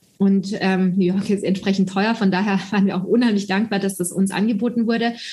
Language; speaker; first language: German; early bilingual, other home language; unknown